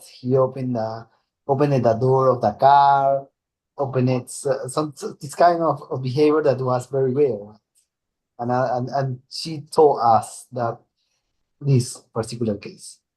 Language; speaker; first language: English; non-native, learner; Spanish